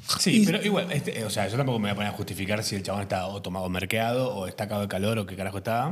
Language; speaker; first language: Spanish; native; Spanish